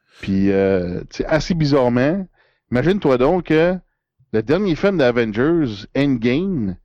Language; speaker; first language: French; native; French